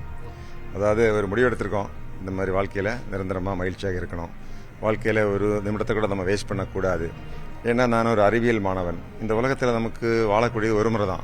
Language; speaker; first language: Tamil; native; Tamil